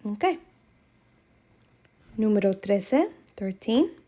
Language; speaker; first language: Spanish; non-native, fluent; English